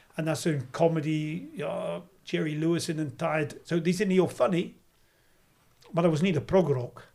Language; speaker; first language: Dutch; non-native, fluent; English